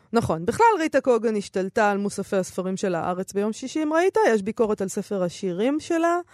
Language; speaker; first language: Hebrew; native; Hebrew